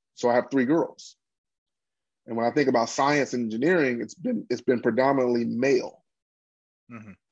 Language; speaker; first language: English; native; English